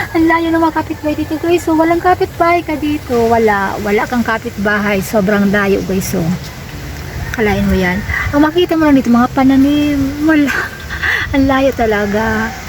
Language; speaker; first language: Filipino; non-native, local second language; Bikol